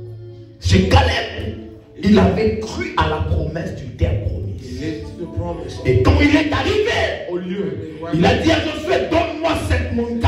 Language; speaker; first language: French; non-native, local second language; Lingala